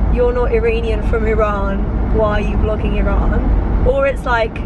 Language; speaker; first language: English; native; English